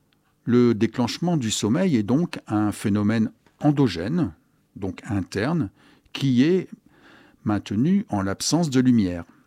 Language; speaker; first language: French; native; French